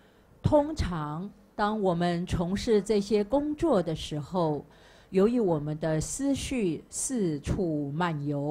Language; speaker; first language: Chinese; native; Chinese